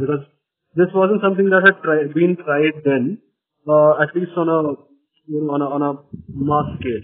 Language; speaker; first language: English; non-native, local second language; Marathi